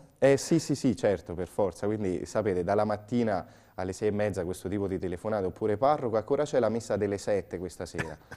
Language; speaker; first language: Italian; native; Italian